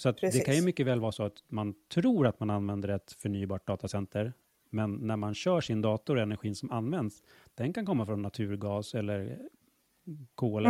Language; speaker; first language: Swedish; native; Swedish